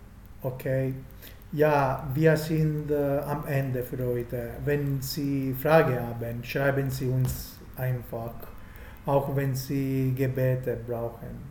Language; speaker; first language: German; non-native, fluent; Italian